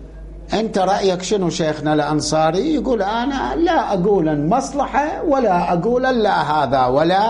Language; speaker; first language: Arabic; native; Arabic